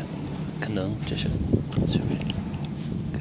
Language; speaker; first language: Chinese; non-native, learner; English